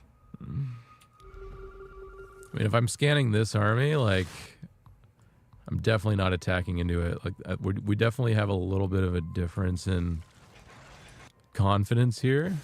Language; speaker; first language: English; native; English